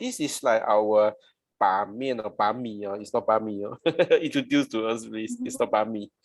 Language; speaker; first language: English; non-native, local second language; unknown